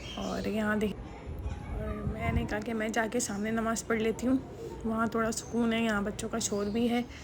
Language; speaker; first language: Urdu; native; Urdu